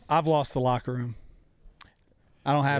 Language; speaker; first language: English; native; English